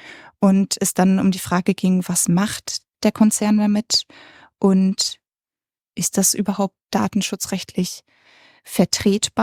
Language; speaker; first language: German; native; German